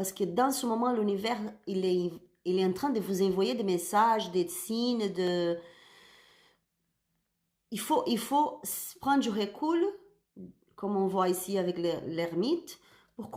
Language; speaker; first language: French; non-native, learner; Spanish